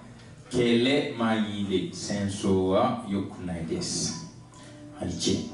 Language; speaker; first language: Japanese; non-native, fluent; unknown